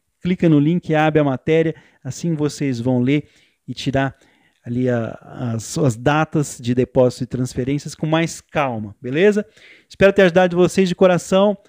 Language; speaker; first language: Portuguese; native; Portuguese